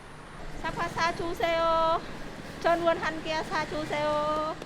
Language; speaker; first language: Korean; non-native, learner; Vietnamese